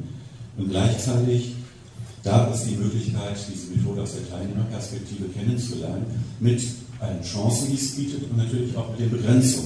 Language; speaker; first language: German; native; German